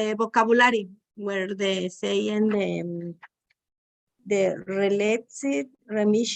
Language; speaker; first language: English; non-native, learner; Spanish